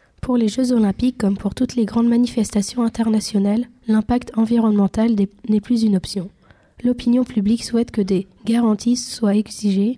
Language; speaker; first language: French; native; French